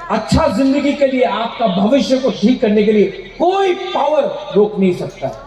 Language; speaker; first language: Hindi; non-native, local second language; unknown